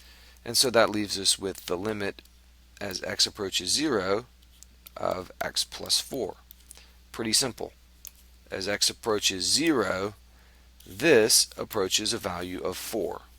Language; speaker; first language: English; native; English